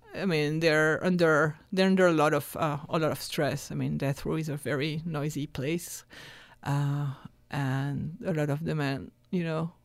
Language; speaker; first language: English; non-native, fluent; French